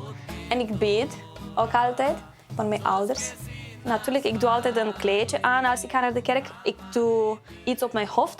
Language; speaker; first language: Dutch; non-native, learner; Romanian